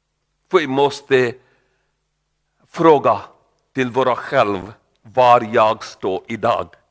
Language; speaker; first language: Swedish; non-native, learner; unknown